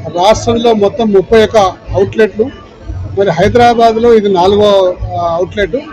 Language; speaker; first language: Telugu; native; Telugu